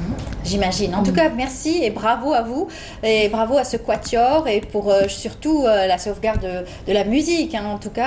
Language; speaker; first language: French; native; French